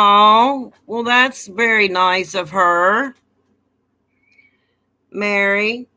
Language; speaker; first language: English; native; English